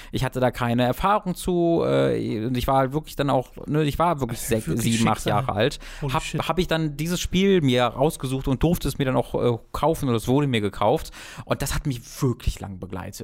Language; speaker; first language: German; native; German